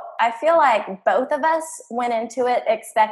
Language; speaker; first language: English; native; English